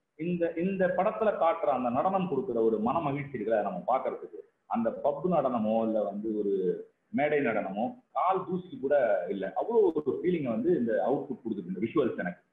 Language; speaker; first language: Tamil; native; Tamil